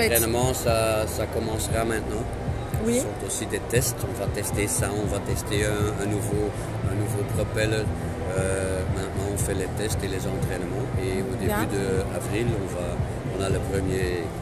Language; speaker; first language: French; non-native, local second language; Dutch